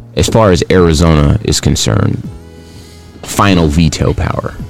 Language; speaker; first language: English; native; English